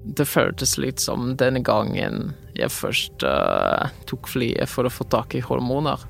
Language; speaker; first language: Norwegian; non-native, fluent; Polish